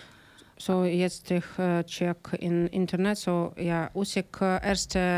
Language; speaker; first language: German; non-native, learner; Ukrainian